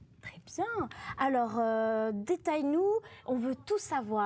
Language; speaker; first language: French; native; French